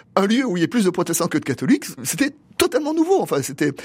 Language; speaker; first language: French; native; French